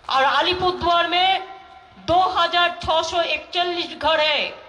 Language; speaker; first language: Hindi; non-native, local second language; Bangla